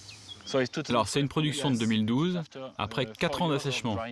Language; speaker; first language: French; native; French